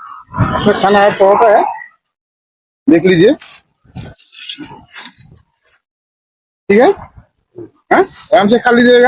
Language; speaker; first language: Hindi; non-native, local second language; Assamese